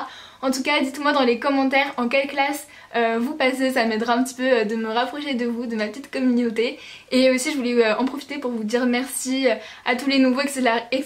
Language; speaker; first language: French; native; French